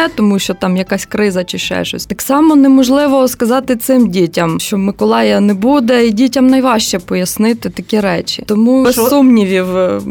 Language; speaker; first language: Ukrainian; native; Ukrainian